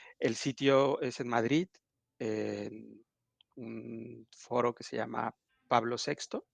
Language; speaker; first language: Spanish; native; Spanish